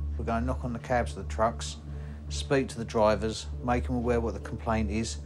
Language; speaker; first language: English; native; English